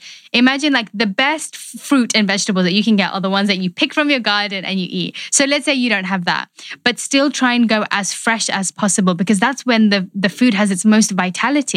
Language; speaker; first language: English; native; English